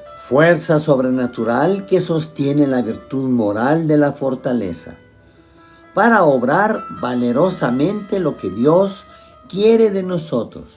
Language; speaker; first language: Spanish; native; Spanish